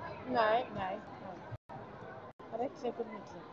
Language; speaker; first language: Icelandic; early bilingual, other home language; Polish